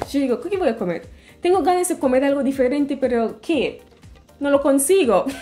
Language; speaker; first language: Spanish; non-native, fluent; English